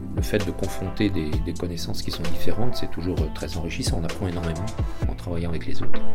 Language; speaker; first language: French; native; French